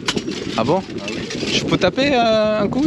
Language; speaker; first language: French; non-native, learner; Korean